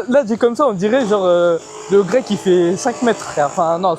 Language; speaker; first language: French; native; French